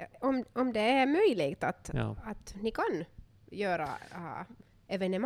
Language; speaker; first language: Swedish; non-native, local second language; Finnish